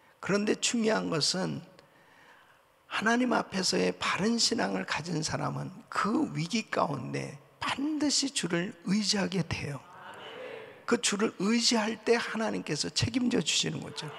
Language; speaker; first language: Korean; native; Korean